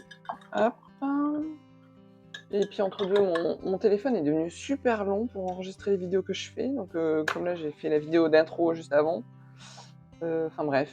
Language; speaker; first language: French; native; French